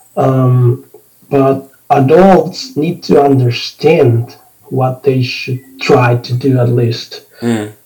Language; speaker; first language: English; non-native, fluent; Spanish